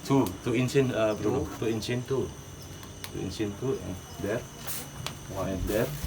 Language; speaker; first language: English; non-native, learner; Indonesian